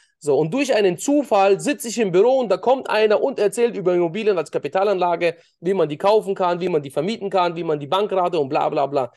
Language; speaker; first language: German; early bilingual, other home language; Russian